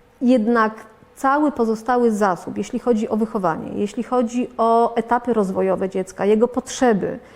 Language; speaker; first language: Polish; native; Polish